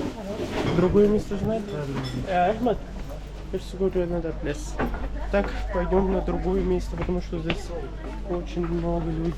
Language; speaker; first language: Russian; non-native, learner; Urdu